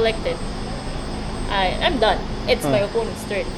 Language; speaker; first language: English; non-native, local second language; Filipino